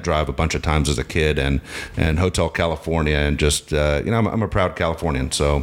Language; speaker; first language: English; native; English